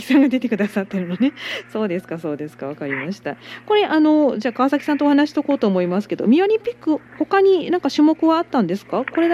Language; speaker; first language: Japanese; native; Japanese